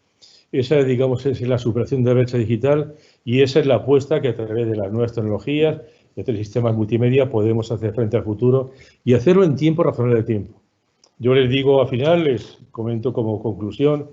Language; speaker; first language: Spanish; native; Spanish